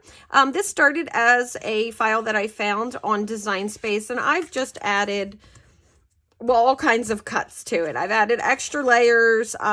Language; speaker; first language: English; native; English